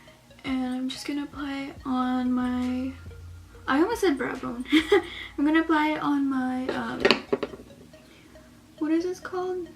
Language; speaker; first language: English; native; English